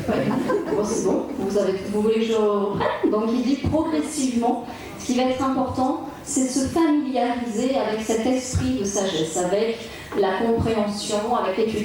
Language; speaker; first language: French; native; French